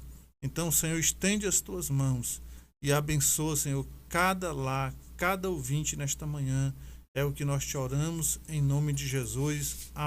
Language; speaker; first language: Portuguese; native; Portuguese